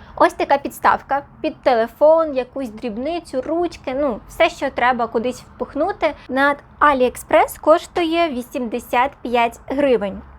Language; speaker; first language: Ukrainian; non-native, local second language; Russian